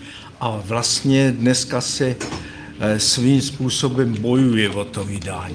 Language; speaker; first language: Czech; native; Czech